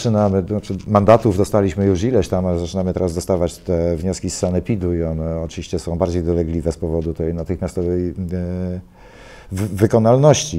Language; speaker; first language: Polish; native; Polish